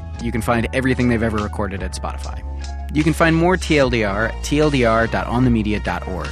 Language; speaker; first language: English; native; English